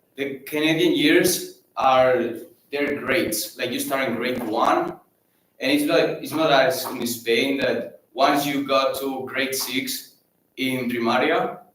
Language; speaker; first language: English; non-native, fluent; Catalan